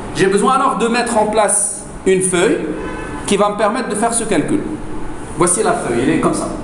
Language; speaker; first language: French; non-native, local second language; Arabic